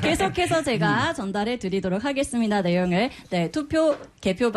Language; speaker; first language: Korean; native; Korean